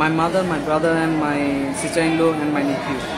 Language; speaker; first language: English; non-native, learner; Rohingya